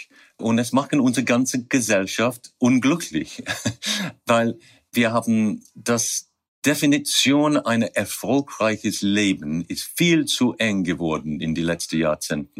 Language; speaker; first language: German; non-native, fluent; English